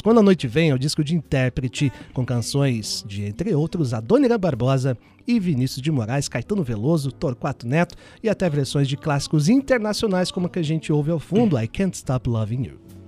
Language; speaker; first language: Portuguese; native; Portuguese